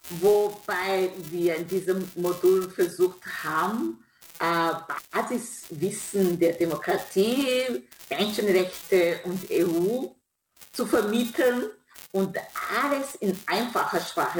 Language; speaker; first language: German; non-native, fluent; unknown